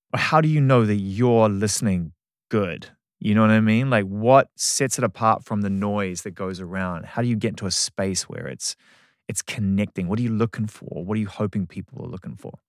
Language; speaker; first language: English; native; English